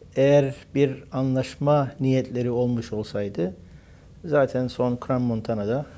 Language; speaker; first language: Turkish; native; Turkish